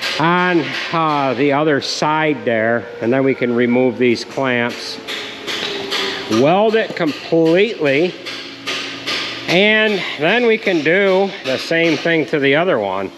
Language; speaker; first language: English; native; English